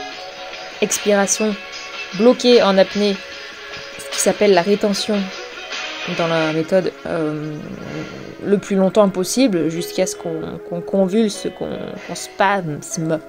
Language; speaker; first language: French; native; French